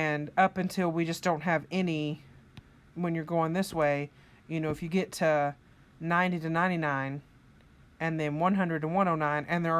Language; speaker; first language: English; native; English